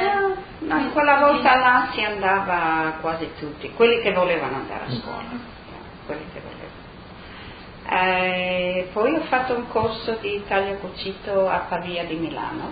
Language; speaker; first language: Italian; non-native, local second language; Friulian